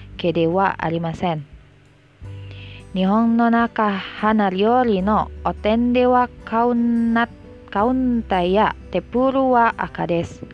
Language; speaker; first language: Japanese; non-native, learner; Indonesian